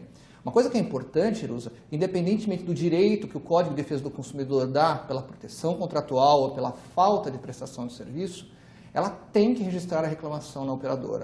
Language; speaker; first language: Portuguese; native; Portuguese